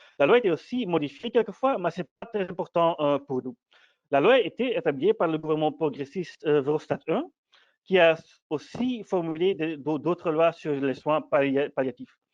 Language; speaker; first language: French; non-native, fluent; Dutch